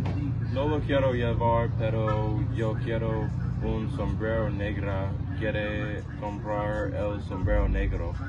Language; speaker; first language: Spanish; non-native, learner; English